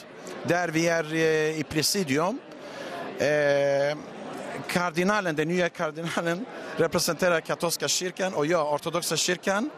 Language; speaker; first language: Swedish; non-native, fluent; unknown